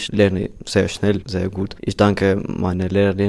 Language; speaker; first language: German; non-native, learner; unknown